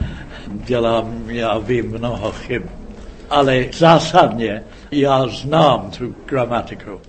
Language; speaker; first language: Czech; non-native, fluent; English